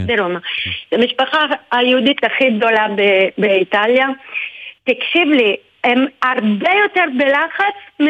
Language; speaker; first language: Hebrew; non-native, fluent; Italian